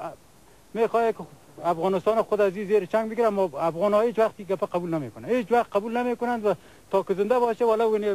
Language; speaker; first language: Persian; native; Persian